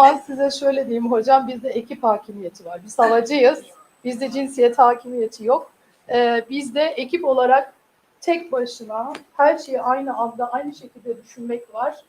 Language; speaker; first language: Turkish; native; Turkish